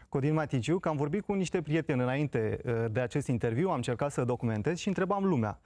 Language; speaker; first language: Romanian; native; Romanian